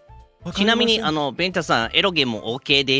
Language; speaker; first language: Japanese; non-native, fluent; English